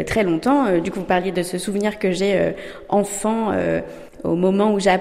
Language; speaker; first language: French; native; French